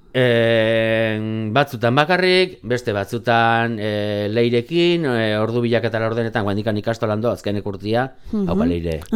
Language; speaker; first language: Basque; non-native, local second language; Spanish